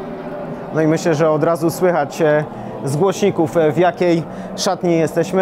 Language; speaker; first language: Polish; native; Polish